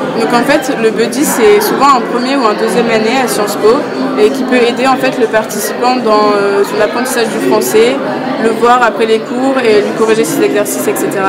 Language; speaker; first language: French; native; French